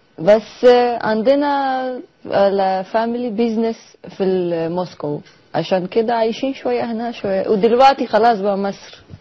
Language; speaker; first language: Arabic; non-native, learner; Armenian